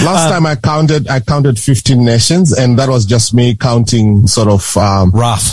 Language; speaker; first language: English; non-native, local second language; Shona